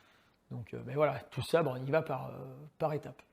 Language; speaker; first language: French; native; French